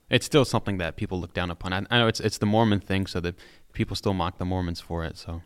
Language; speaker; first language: English; native; English